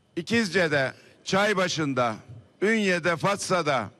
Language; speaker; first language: Turkish; native; Turkish